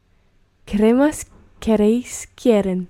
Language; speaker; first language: Spanish; non-native, learner; English